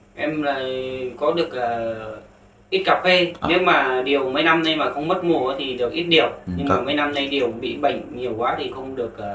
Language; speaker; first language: Vietnamese; non-native, local second language; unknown